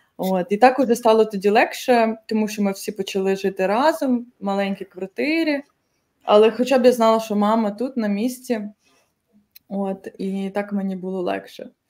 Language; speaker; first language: Ukrainian; native; Ukrainian